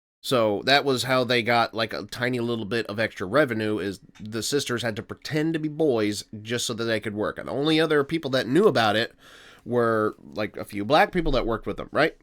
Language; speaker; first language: English; native; English